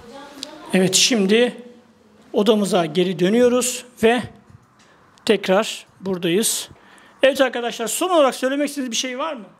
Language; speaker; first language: Turkish; native; Turkish